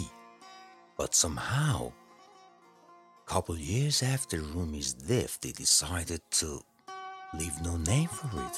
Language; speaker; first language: English; non-native, fluent; Persian